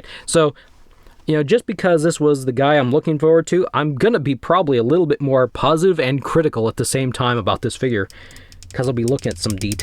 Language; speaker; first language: English; native; English